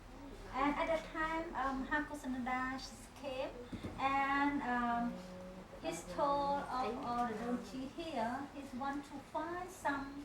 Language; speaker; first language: English; non-native, learner; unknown